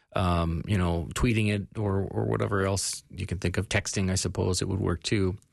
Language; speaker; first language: English; native; English